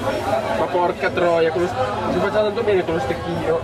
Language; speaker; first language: Italian; native; Italian